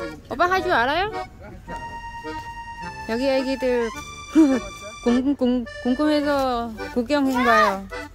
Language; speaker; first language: Korean; non-native, learner; Vietnamese